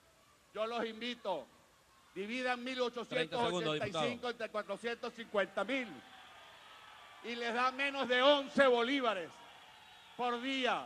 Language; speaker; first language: Spanish; native; Spanish